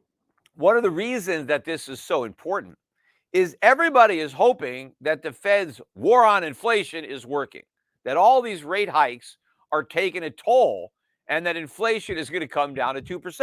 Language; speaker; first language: English; native; English